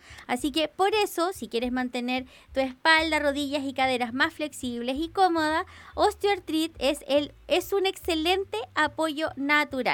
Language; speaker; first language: Spanish; native; Spanish